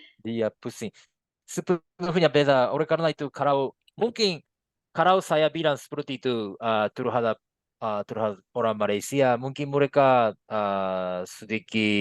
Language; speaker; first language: Indonesian; non-native, fluent; Japanese